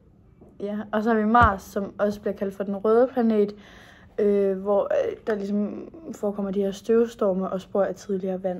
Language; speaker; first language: Danish; native; Danish